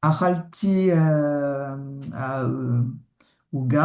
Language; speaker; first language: Hebrew; non-native, learner; French